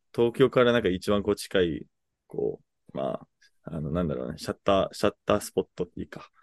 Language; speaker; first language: Japanese; native; Japanese